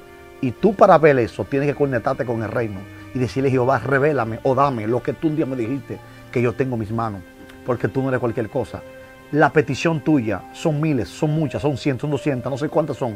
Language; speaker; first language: Spanish; native; Spanish